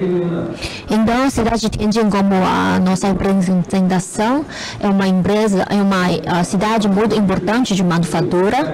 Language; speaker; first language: Portuguese; non-native, fluent; Chinese